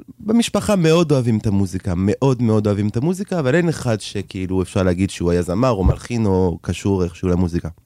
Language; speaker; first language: Hebrew; non-native, fluent; French